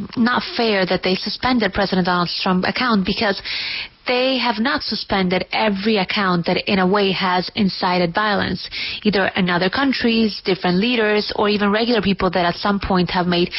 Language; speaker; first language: English; non-native, fluent; Spanish